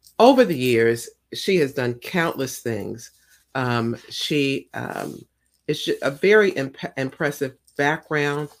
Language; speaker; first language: English; native; English